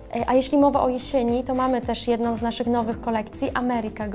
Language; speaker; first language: Polish; native; Polish